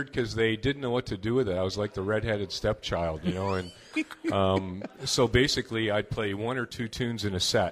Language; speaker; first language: English; native; English